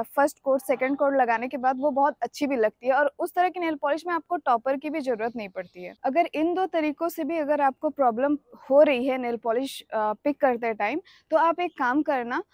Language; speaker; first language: Hindi; non-native, local second language; Odia